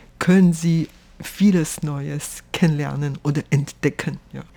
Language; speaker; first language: German; non-native, fluent; Chinese